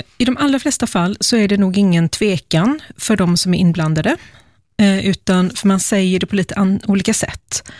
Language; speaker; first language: Swedish; native; Swedish